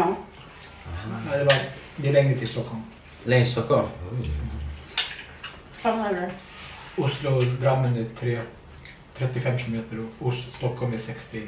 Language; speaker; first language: Swedish; early bilingual, other home language; Thai